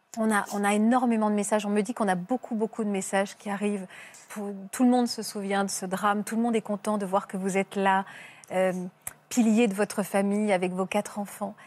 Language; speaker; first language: French; native; French